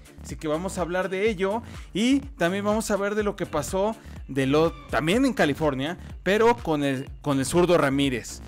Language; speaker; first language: Spanish; native; Spanish